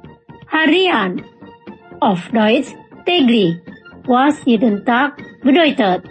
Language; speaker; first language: German; non-native, fluent; Indonesian